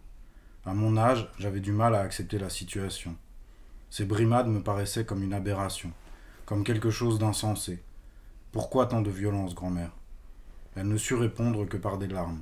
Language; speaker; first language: French; native; French